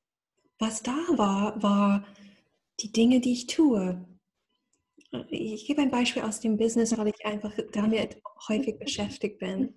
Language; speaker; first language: German; non-native, fluent; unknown